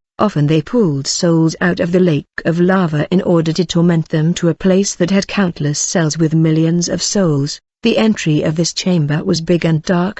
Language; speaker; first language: English; non-native, fluent; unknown